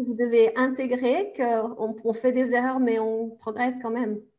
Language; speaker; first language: French; native; French